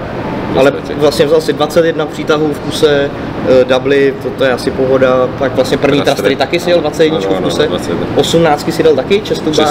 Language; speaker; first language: Czech; native; Czech